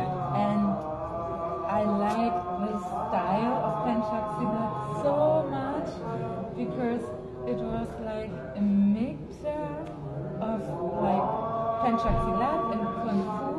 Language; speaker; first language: English; non-native, fluent; German